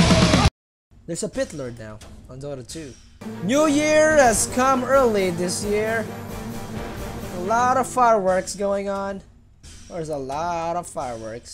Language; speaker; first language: English; non-native, local second language; Filipino